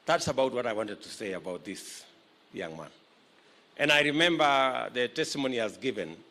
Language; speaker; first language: English; non-native, local second language; Kalenjin